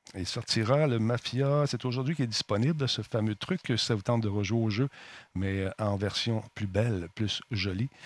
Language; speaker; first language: French; native; French